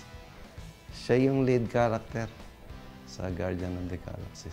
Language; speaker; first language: Filipino; native; Filipino